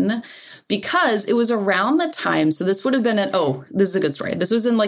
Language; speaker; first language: English; native; English